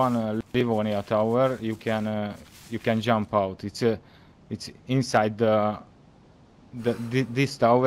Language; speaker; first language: English; non-native, learner; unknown